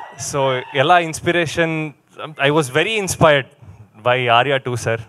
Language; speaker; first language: Telugu; non-native, learner; Kannada